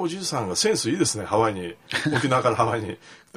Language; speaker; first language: Japanese; native; Japanese